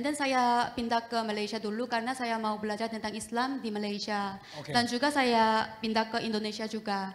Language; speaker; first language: Indonesian; non-native, fluent; Korean